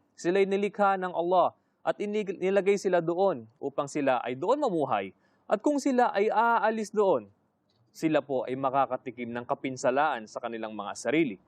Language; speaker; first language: Filipino; native; Filipino